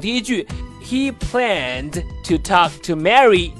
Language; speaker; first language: English; non-native, fluent; Chinese